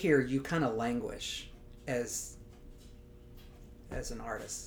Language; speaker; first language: English; native; English